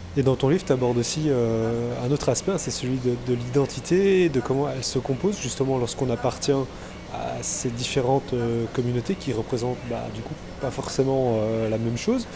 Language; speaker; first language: French; native; French